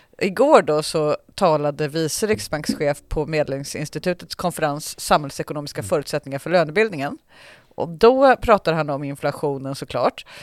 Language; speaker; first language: Swedish; native; Swedish